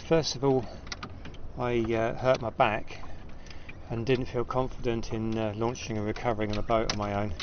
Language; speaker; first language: English; native; English